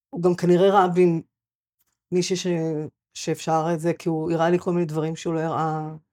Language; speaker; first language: Hebrew; native; Hebrew